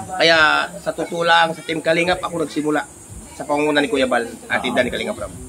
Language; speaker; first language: Filipino; native; Filipino